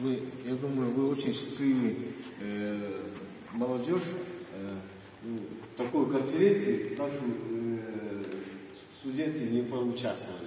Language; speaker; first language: Russian; non-native, local second language; Kyrgyz